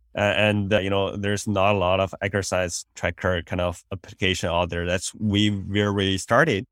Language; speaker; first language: English; non-native, fluent; Chinese